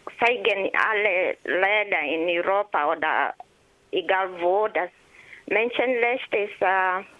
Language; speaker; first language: German; non-native, learner; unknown